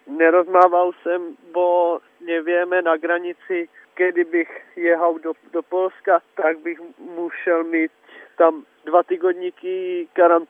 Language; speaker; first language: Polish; non-native, learner; Czech